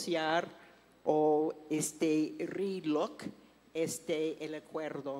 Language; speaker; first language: Spanish; non-native, fluent; English